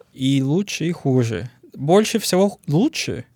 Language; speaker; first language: Russian; non-native, learner; Spanish